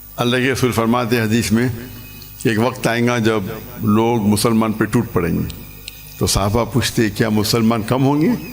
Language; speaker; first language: Urdu; non-native, local second language; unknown